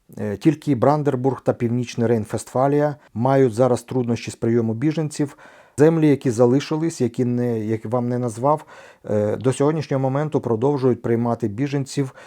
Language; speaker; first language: Ukrainian; native; Ukrainian